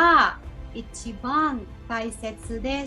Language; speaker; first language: Japanese; non-native, local second language; Filipino